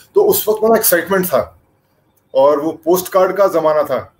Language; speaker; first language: Hindi; native; Hindi